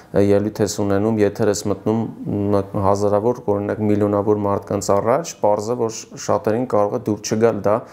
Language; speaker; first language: Armenian; native; Armenian